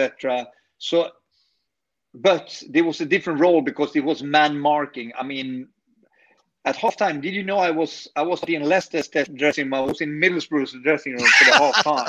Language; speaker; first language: English; non-native, fluent; Swedish